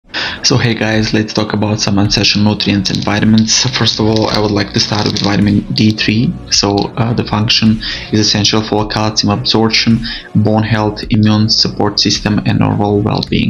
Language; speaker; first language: English; non-native, fluent; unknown